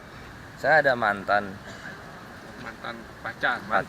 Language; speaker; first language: Indonesian; non-native, learner; Korean